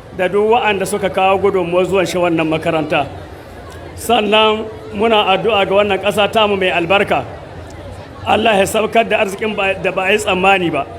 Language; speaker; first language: Hausa; native; Hausa